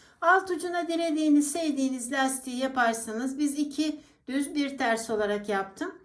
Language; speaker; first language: Turkish; native; Turkish